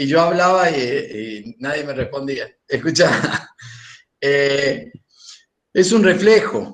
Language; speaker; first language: Spanish; native; Spanish